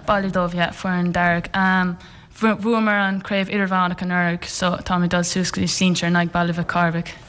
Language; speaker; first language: Irish; non-native, local second language; English